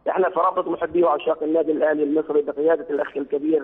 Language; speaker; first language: Arabic; native; Arabic